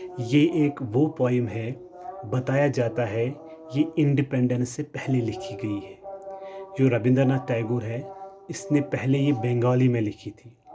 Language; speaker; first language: Hindi; non-native, local second language; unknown